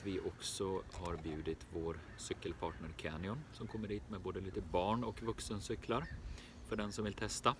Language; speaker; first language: Swedish; native; Swedish